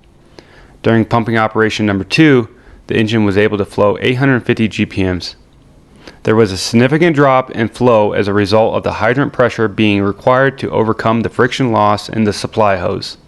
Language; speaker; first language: English; native; English